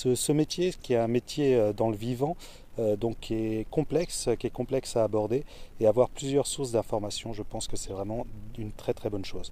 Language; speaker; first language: French; native; French